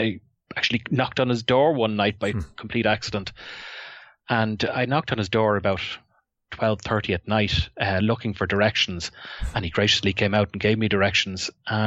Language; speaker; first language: English; native; English